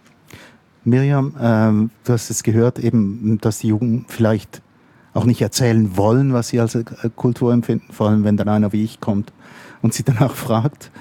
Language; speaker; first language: German; native; German